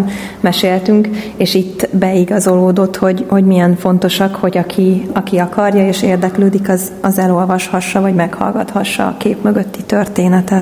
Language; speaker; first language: Hungarian; native; Hungarian